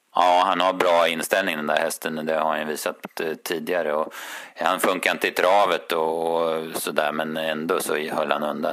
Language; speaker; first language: Swedish; native; Swedish